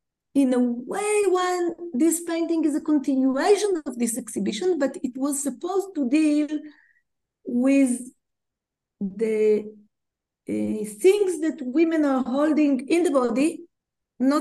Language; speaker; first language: English; non-native, fluent; Hebrew